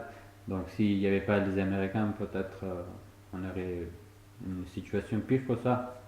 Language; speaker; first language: French; non-native, fluent; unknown